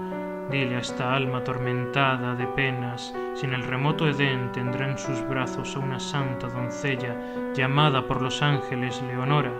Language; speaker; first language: Spanish; native; Spanish